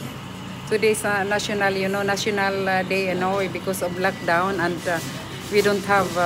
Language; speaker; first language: English; non-native, learner; Filipino